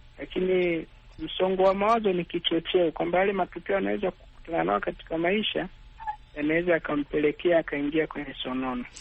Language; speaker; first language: Swahili; native; Swahili